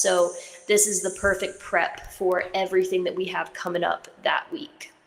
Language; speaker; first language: English; native; English